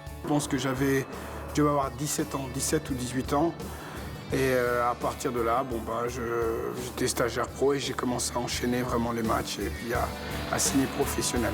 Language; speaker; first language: French; native; French